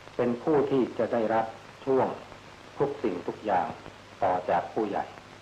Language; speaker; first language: Thai; native; Thai